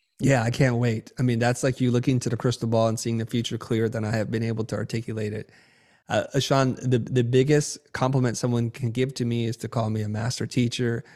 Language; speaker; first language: English; early bilingual, other home language; Vietnamese